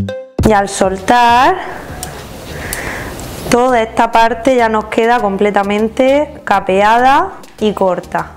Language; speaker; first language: Spanish; native; Spanish